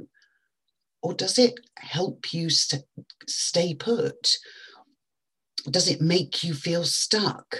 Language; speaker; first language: English; native; English